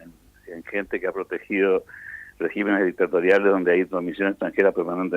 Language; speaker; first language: Spanish; native; Spanish